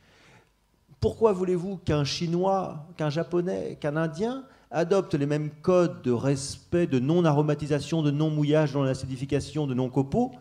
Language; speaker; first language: French; native; French